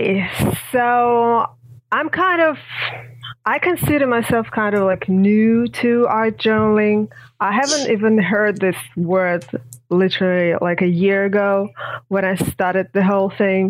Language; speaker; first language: English; non-native, fluent; Russian